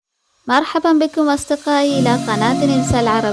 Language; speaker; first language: Arabic; non-native, fluent; Malayalam